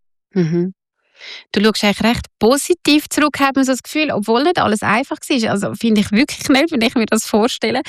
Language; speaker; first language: German; native; German